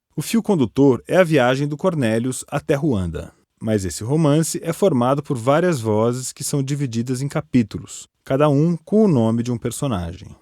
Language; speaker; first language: Portuguese; native; Portuguese